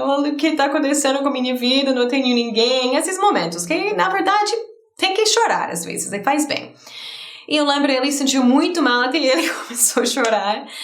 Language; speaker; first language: Portuguese; non-native, fluent; English